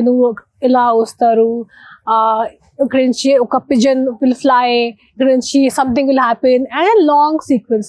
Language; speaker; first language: Telugu; non-native, local second language; Hindi